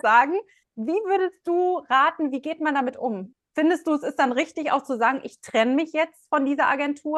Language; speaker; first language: German; native; German